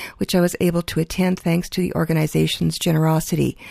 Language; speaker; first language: English; early bilingual, other home language; Ukrainian